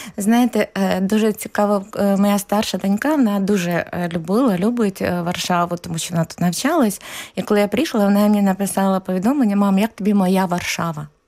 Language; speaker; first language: Ukrainian; native; Ukrainian